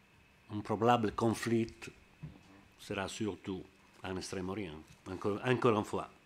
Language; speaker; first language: French; non-native, learner; Italian